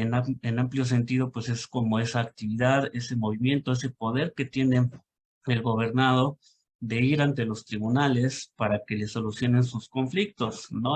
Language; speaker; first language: Spanish; native; Spanish